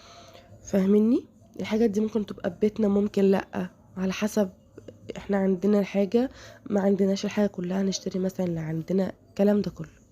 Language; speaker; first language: Arabic; native; Arabic